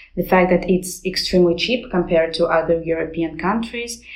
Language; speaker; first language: English; non-native, fluent; Romanian